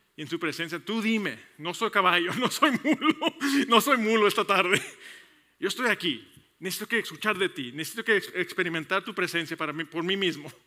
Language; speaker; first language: Spanish; early bilingual, heritage; Spanish